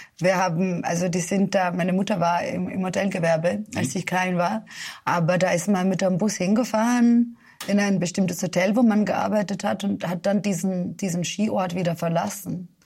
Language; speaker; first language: German; early bilingual, other home language; Serbian